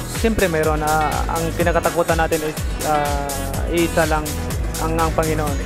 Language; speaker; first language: Filipino; non-native, local second language; Cebuano